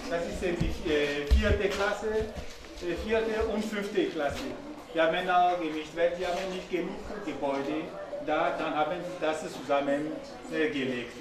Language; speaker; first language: German; non-native, fluent; Ewe